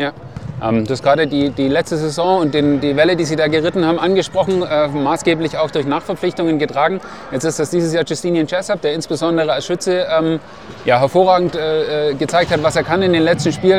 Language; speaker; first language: German; native; German